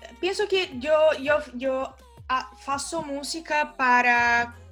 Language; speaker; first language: Spanish; non-native, learner; Portuguese